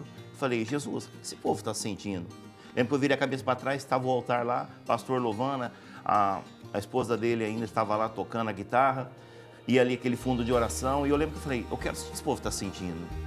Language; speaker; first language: Portuguese; native; Portuguese